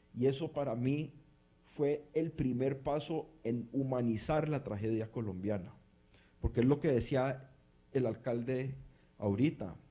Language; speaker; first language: Spanish; early bilingual, heritage; Spanish